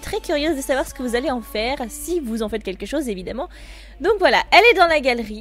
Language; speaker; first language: French; native; French